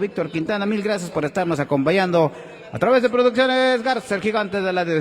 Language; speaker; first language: Spanish; native; Spanish